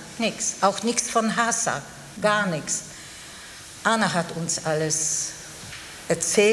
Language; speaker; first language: German; non-native, fluent; Polish